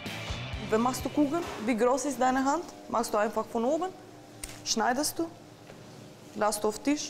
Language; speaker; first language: German; non-native, learner; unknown